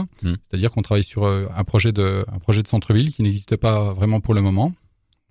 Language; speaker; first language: French; native; French